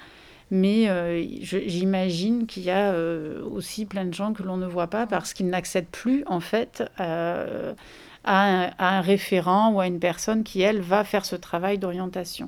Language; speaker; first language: French; native; French